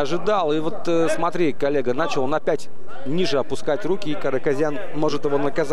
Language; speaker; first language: Russian; native; Russian